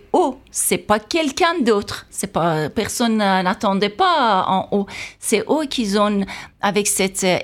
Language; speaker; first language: French; non-native, fluent; Persian